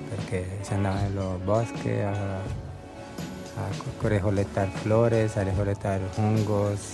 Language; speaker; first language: Spanish; non-native, learner; Italian